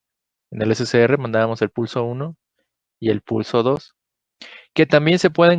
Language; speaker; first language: Spanish; native; Spanish